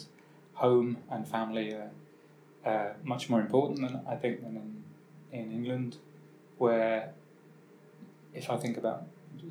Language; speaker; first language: English; native; English